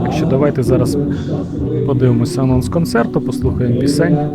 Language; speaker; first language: Ukrainian; native; Ukrainian